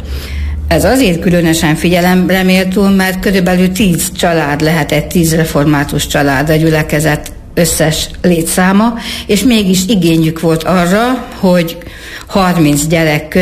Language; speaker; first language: Hungarian; native; Hungarian